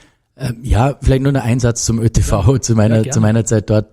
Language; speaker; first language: German; native; German